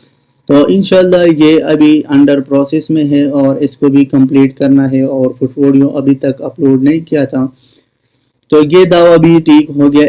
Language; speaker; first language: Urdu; non-native, local second language; Pashto